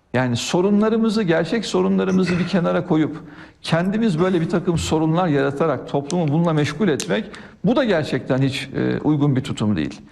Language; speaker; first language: Turkish; native; Turkish